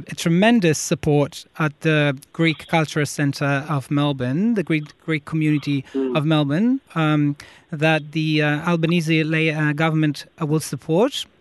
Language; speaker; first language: English; non-native, fluent; Greek